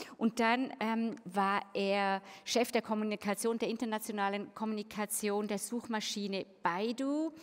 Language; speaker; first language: German; native; German